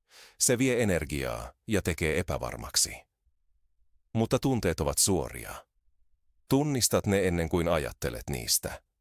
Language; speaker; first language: Finnish; non-native, fluent; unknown